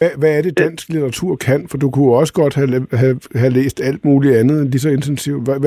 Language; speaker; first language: Danish; native; Danish